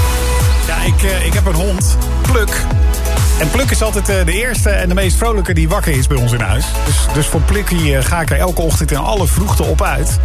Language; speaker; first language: Dutch; native; Dutch